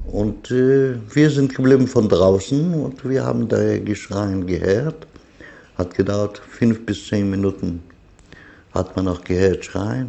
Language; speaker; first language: German; non-native, learner; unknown